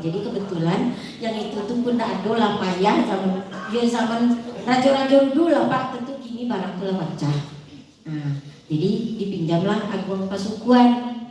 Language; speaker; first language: Indonesian; non-native, local second language; Minangkabau